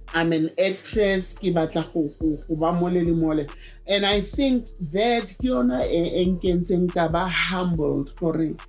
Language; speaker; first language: English; non-native, local second language; Southern Sotho